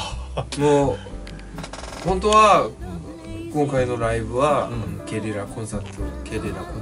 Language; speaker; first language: Japanese; non-native, learner; Korean